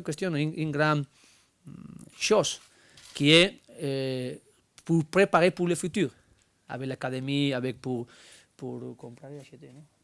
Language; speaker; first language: French; non-native, learner; Spanish